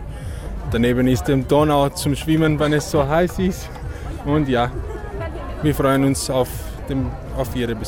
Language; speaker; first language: German; non-native, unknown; Portuguese